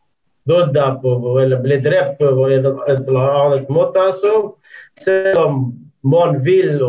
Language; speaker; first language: Norwegian; non-native, fluent; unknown